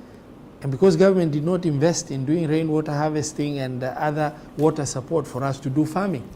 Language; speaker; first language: English; non-native, local second language; Somali